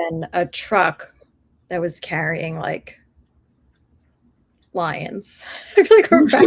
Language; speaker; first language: English; native; English